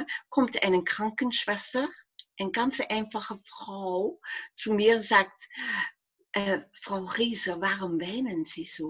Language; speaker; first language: German; non-native, fluent; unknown